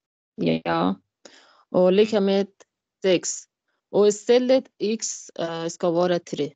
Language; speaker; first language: Swedish; non-native, learner; Arabic